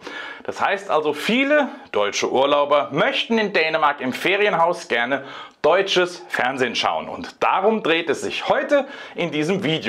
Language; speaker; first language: German; native; German